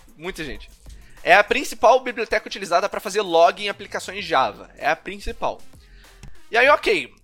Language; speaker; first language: Portuguese; native; Portuguese